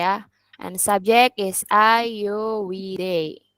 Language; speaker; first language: English; non-native, learner; Indonesian